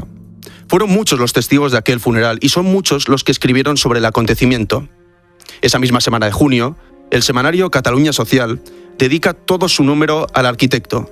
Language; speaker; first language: Spanish; native; Spanish